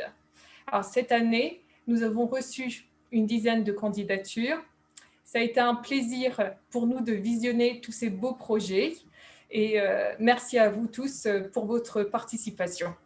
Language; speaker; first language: French; native; French